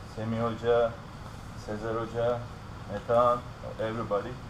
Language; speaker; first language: English; non-native, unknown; Turkish